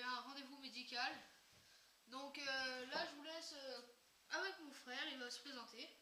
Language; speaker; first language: French; native; French